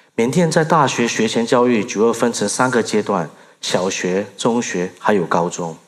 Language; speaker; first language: Chinese; early bilingual, other home language; Burmese